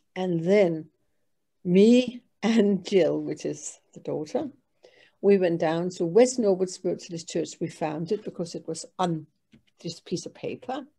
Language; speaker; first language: English; non-native, fluent; Danish